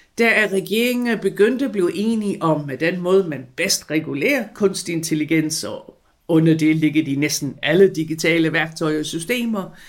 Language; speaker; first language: Danish; non-native, fluent; English